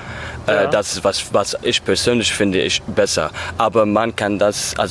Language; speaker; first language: German; non-native, learner; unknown